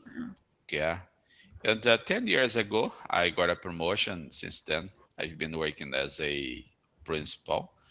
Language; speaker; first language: English; non-native, fluent; Portuguese